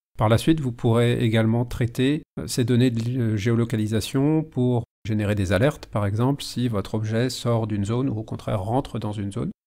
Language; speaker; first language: French; native; French